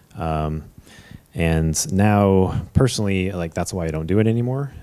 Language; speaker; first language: English; native; English